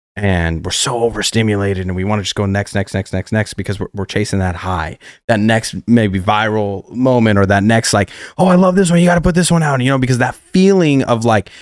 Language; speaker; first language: English; native; English